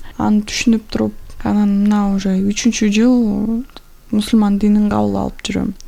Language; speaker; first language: Kyrgyz; non-native, local second language; Russian